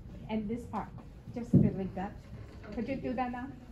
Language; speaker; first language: English; non-native, fluent; Chinese